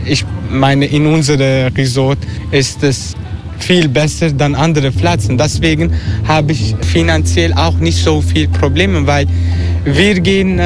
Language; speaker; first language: German; non-native, learner; Dutch